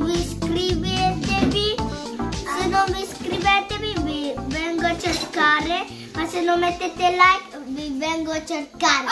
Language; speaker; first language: Italian; early bilingual, other home language; Filipino